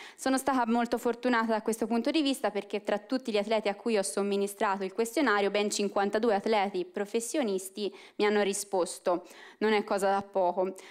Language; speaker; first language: Italian; native; Italian